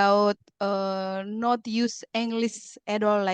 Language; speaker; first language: English; non-native, learner; Indonesian